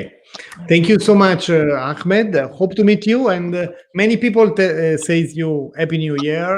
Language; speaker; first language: English; non-native, learner; Italian